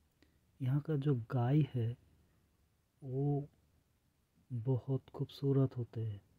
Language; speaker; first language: Hindi; non-native, local second language; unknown